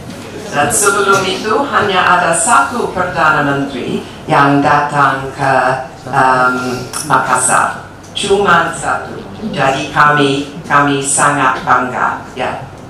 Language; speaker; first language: Indonesian; non-native, fluent; English